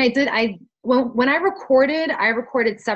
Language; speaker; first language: English; early bilingual, other home language; Spanish